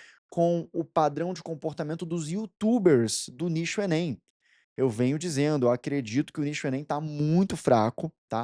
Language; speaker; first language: Portuguese; native; Portuguese